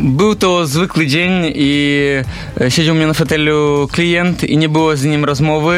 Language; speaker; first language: Polish; non-native, learner; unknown